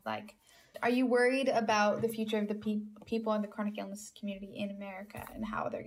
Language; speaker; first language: English; native; English